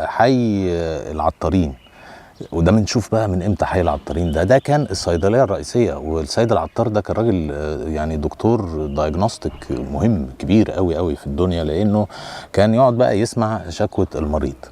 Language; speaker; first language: Arabic; native; Arabic